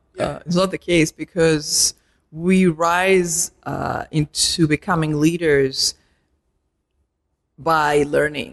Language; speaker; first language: English; non-native, fluent; Arabic